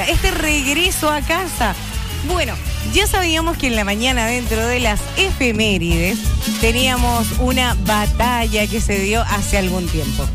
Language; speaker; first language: Spanish; native; Spanish